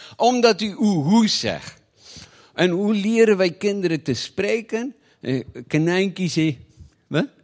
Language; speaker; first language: Dutch; non-native, fluent; Afrikaans